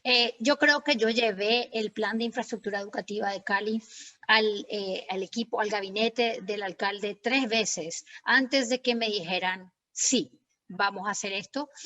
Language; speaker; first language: Spanish; native; Spanish